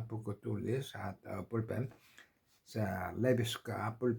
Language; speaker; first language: Indonesian; non-native, learner; Korean